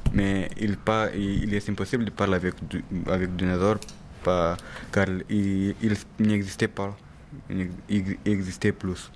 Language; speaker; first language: French; non-native, learner; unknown